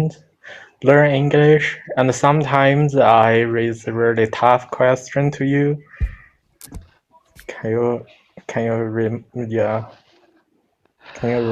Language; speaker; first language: English; non-native, learner; Chinese